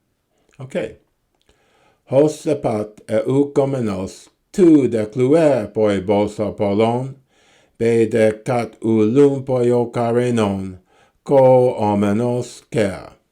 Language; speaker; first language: Greek; non-native, fluent; English